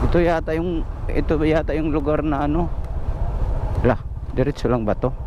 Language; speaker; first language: Filipino; non-native, local second language; Cebuano